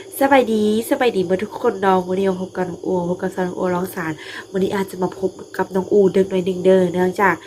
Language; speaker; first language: Thai; non-native, local second language; Northeastern Thai